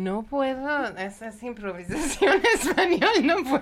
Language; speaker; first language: Spanish; non-native, learner; Persian